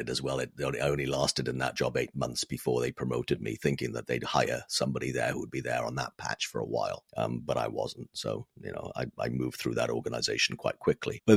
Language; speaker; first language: English; non-native, local second language; Welsh